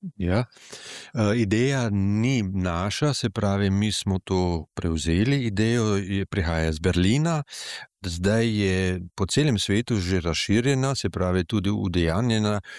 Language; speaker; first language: Slovenian; native; Slovenian